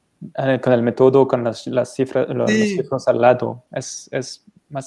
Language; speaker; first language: Spanish; non-native, learner; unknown